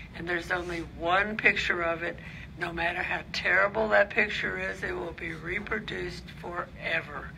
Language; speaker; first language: English; native; English